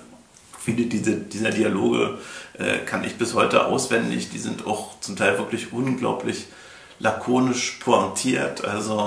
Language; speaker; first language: German; native; German